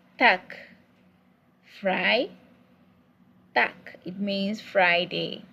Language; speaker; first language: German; non-native, learner; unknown